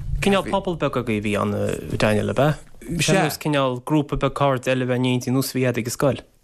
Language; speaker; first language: Irish; native; Irish